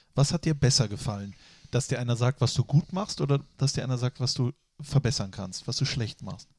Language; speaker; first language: German; native; German